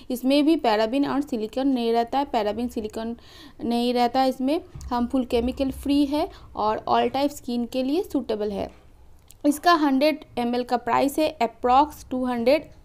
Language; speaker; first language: Hindi; non-native, local second language; Bangla